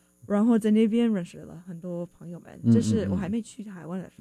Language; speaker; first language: Chinese; non-native, fluent; English